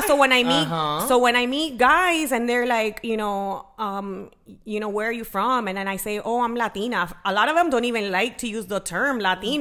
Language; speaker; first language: English; early bilingual, other home language; Spanish